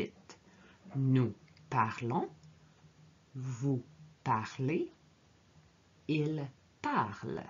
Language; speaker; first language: French; native; French